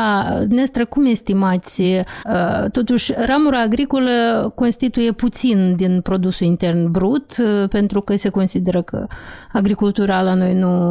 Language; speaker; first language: Romanian; native; Romanian